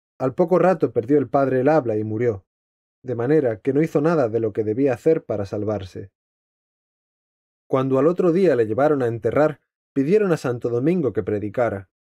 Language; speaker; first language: Spanish; native; Spanish